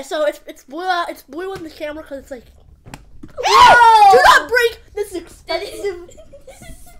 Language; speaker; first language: English; native; English